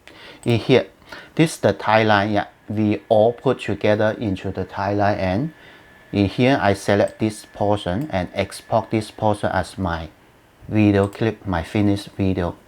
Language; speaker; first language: English; non-native, learner; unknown